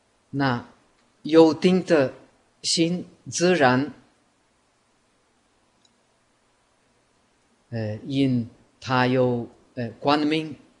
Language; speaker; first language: Chinese; non-native, fluent; Czech